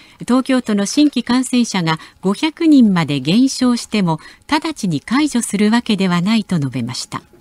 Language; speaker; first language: Japanese; native; Japanese